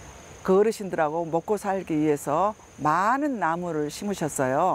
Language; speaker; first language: Korean; native; Korean